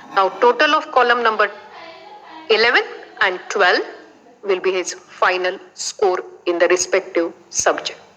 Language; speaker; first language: English; non-native, local second language; Marathi